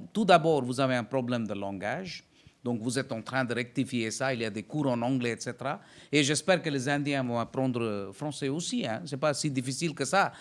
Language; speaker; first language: French; non-native, fluent; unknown